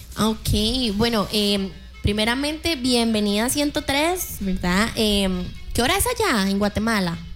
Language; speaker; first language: Spanish; native; Spanish